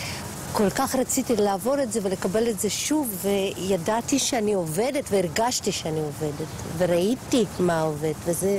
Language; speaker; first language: Hebrew; non-native, local second language; Russian